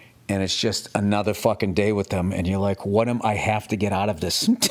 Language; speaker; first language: English; native; English